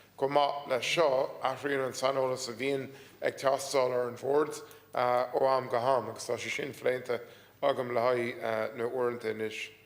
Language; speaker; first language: Irish; non-native, local second language; English